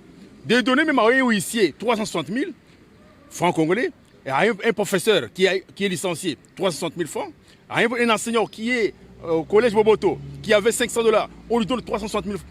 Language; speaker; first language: French; non-native, local second language; Lingala